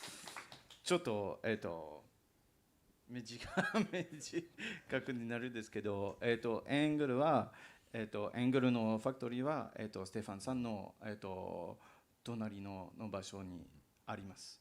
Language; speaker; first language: Japanese; non-native, learner; English